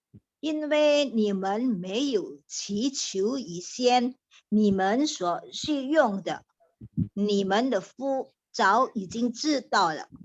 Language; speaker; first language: Chinese; non-native, learner; Indonesian